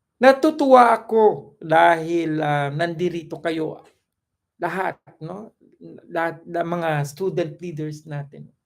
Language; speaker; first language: Filipino; non-native, local second language; Cebuano